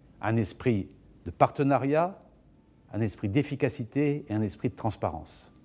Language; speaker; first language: French; native; French